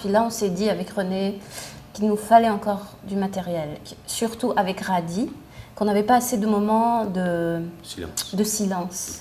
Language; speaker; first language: French; non-native, local second language; Arabic